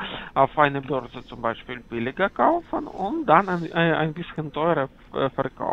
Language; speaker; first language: German; non-native, fluent; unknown